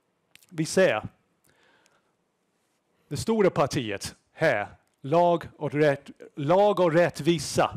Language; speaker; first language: Swedish; non-native, fluent; English